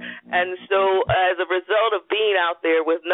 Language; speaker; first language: English; native; English